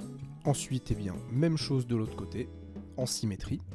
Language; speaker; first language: French; native; French